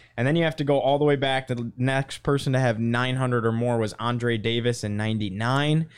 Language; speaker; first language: English; native; English